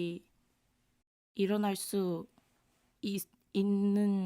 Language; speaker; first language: Korean; non-native, fluent; Cantonese